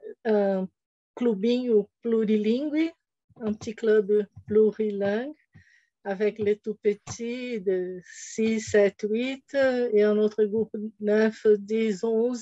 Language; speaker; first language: French; non-native, fluent; Portuguese